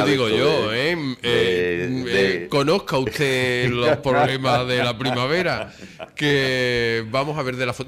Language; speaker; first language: Spanish; native; Spanish